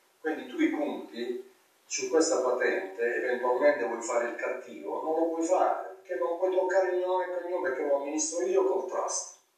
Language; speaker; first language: Italian; native; Italian